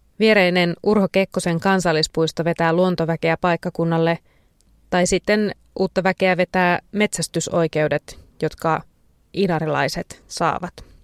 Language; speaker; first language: Finnish; native; Finnish